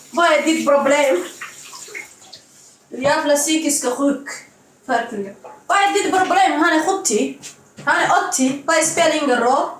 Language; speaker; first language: Swedish; non-native, learner; Somali